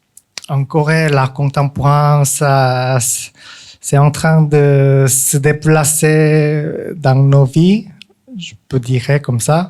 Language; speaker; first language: French; non-native, fluent; Korean